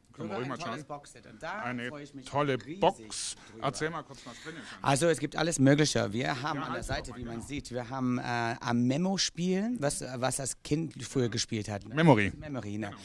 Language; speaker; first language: German; non-native, fluent; English